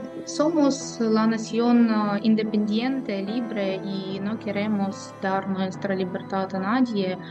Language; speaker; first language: Spanish; non-native, fluent; Ukrainian